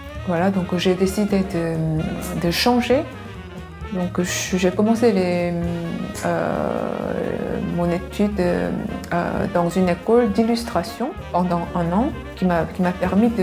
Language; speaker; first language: French; non-native, fluent; Korean